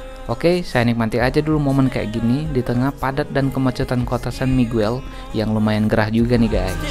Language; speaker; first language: Indonesian; native; Indonesian